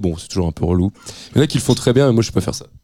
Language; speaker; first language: French; native; French